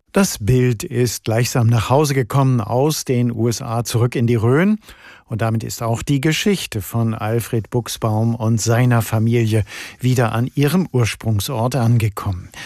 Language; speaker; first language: German; native; German